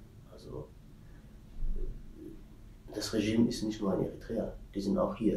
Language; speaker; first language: German; non-native, fluent; Tigrinya